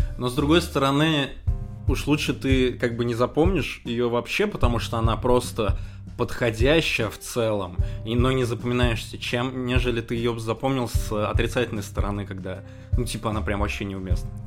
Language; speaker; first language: Russian; native; Russian